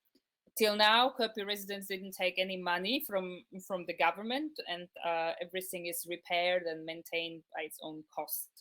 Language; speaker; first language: English; non-native, fluent; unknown